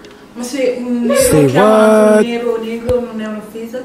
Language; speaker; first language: Italian; early bilingual, other home language; English